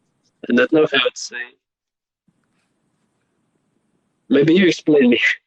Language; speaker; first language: English; non-native, learner; Belarusian